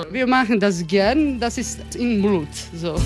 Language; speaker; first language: German; non-native, learner; Croatian